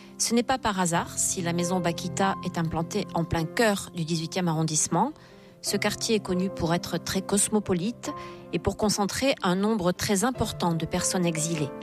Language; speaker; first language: French; native; French